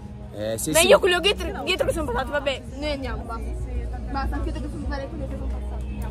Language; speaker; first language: Italian; native; Italian